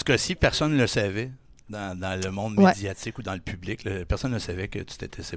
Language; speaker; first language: French; native; French